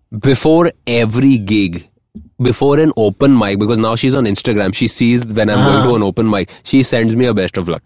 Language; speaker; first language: English; non-native, local second language; Hindi